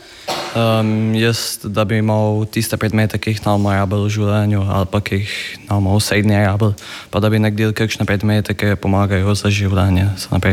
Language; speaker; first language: Slovenian; native; Slovenian